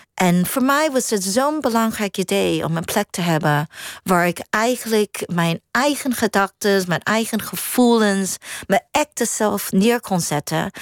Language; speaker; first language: Dutch; non-native, fluent; Cantonese